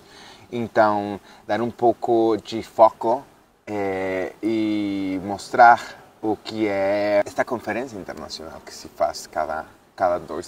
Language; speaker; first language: Portuguese; non-native, fluent; Spanish